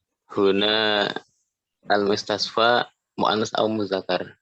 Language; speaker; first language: Arabic; non-native, learner; Indonesian